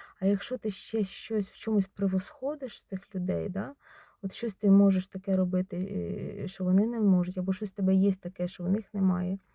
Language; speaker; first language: Ukrainian; native; Ukrainian